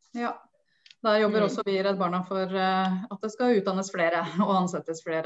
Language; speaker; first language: Norwegian; native; Norwegian